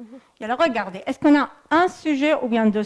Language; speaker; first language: French; non-native, fluent; Arabic